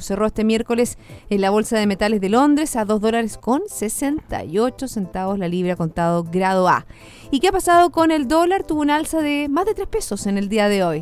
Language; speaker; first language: Spanish; native; Spanish